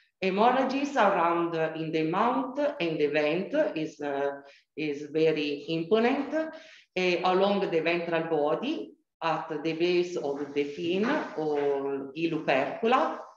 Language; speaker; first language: English; non-native, learner; Italian